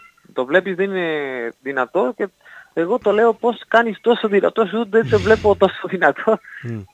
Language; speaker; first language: Greek; non-native, fluent; Spanish